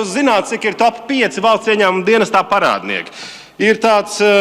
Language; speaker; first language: Latvian; native; Latvian